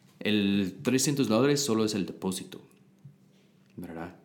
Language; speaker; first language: Spanish; non-native, learner; English